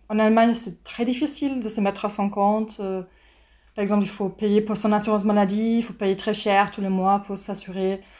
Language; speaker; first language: French; non-native, fluent; German